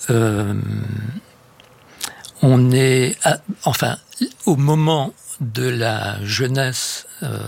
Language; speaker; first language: French; native; French